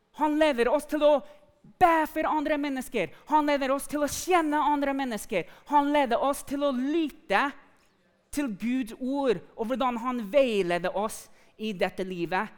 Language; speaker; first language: Norwegian; non-native, fluent; English